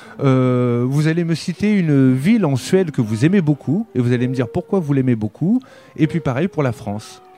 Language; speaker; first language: French; native; French